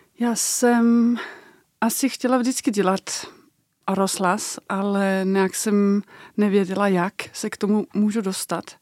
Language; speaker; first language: Czech; non-native, fluent; Danish